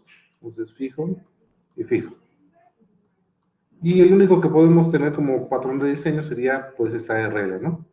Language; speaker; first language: Spanish; native; Spanish